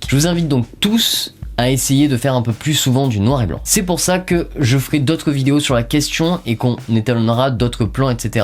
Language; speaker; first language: French; native; French